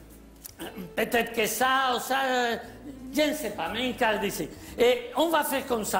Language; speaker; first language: French; non-native, learner; Spanish